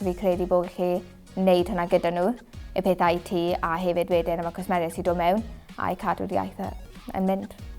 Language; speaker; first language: Welsh; native; Welsh